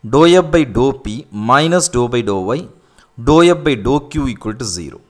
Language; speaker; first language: English; non-native, local second language; Tamil